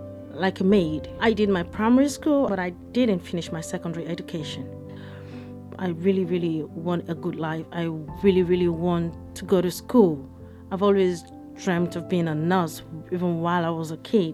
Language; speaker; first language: English; non-native, local second language; Yoruba